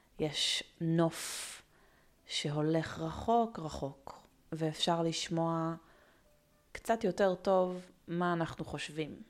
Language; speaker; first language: Hebrew; native; Hebrew